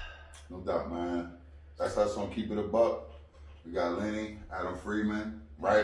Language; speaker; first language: English; native; English